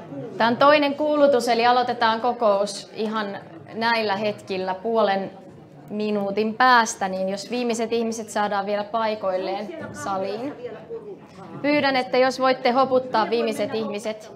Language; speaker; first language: Finnish; native; Finnish